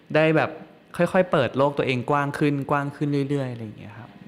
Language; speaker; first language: Thai; native; Thai